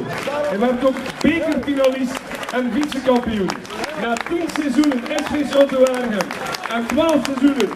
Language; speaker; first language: Dutch; native; Dutch